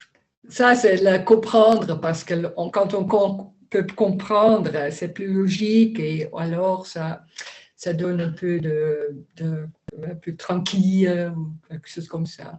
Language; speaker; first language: French; non-native, learner; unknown